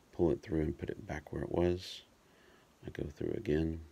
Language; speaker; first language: English; native; English